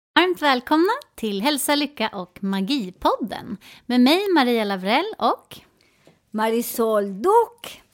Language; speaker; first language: Swedish; non-native, fluent; Spanish